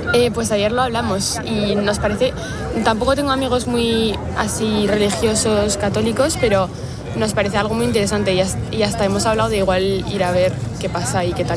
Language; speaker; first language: Spanish; non-native, fluent; French